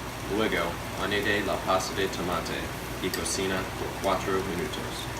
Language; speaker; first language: Spanish; non-native, learner; English